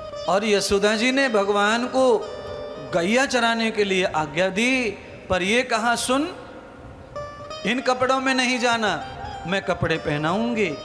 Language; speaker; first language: Hindi; native; Hindi